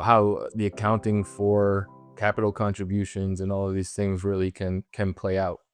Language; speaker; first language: English; native; English